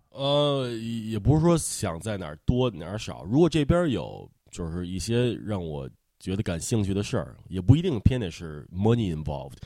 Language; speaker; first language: Chinese; early bilingual, heritage; Chinese